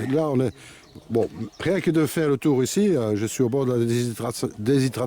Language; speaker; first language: French; native; French